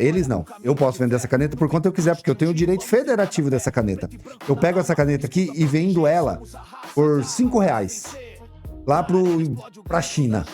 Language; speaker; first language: Portuguese; native; Portuguese